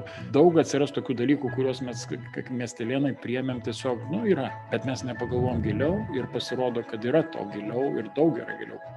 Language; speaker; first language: Lithuanian; native; Lithuanian